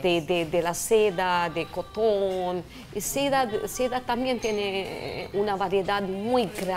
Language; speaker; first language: Spanish; non-native, fluent; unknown